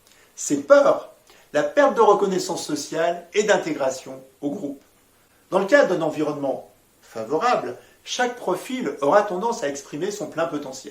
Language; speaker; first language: French; native; French